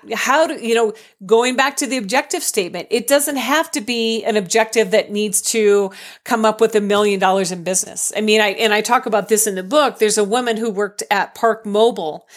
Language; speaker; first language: English; native; English